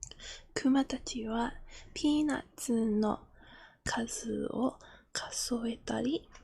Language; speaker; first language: Japanese; non-native, learner; English